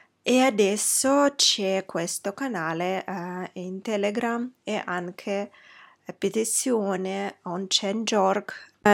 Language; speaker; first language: Italian; non-native, fluent; Russian